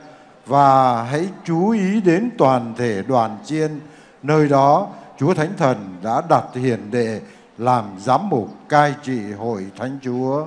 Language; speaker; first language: Vietnamese; native; Vietnamese